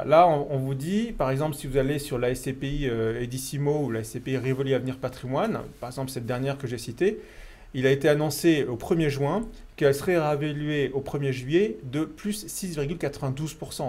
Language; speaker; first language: French; native; French